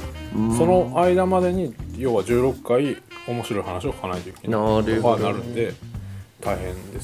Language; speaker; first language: Japanese; native; Japanese